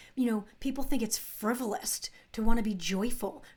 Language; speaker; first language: English; native; English